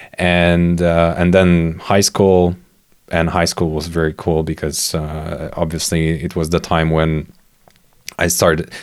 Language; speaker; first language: English; non-native, fluent; Polish